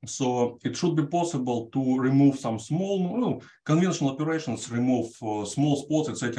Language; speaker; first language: English; non-native, fluent; Russian